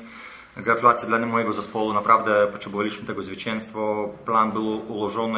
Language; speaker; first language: Polish; non-native, fluent; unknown